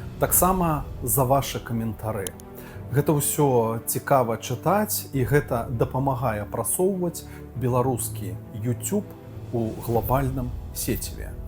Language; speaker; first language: Belarusian; non-native, local second language; Russian